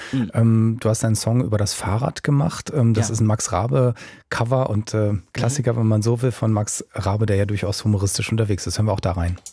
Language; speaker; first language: German; native; German